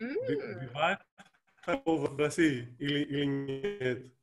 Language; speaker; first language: Russian; non-native, fluent; Greek